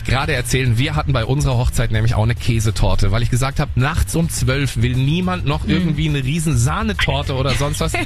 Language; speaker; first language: German; native; German